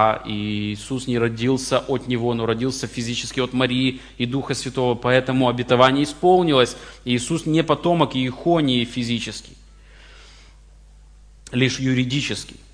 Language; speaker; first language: Russian; native; Russian